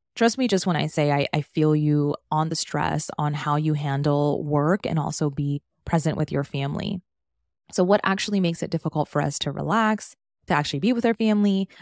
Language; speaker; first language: English; native; English